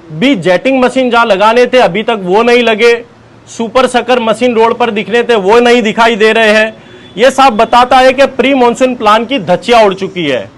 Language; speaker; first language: Hindi; non-native, local second language; Gujarati